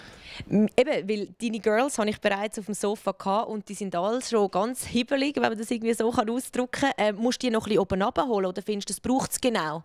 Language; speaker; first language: German; native; German